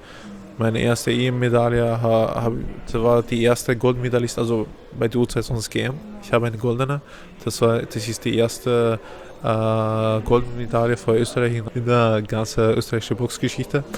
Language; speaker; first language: German; non-native, fluent; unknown